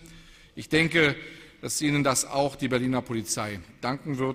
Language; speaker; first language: German; native; German